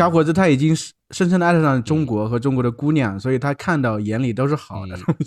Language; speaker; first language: Chinese; native; Chinese